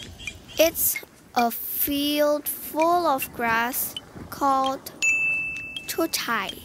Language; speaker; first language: English; non-native, fluent; Indonesian